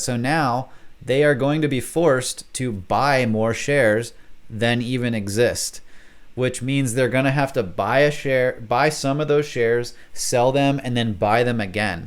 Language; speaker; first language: English; native; English